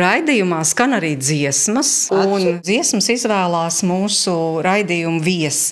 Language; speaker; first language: Latvian; native; Latvian